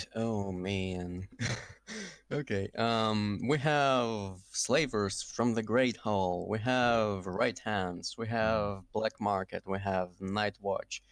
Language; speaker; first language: English; non-native, fluent; Russian